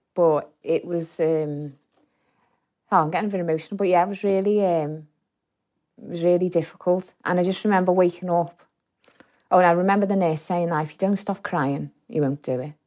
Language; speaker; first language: English; native; English